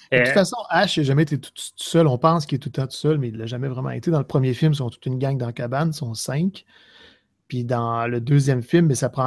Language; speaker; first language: French; native; French